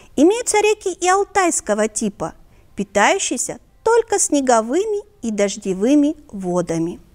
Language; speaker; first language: Russian; non-native, local second language; Kyrgyz